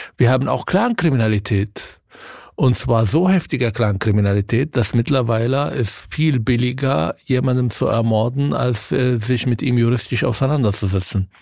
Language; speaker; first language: German; non-native, fluent; Arabic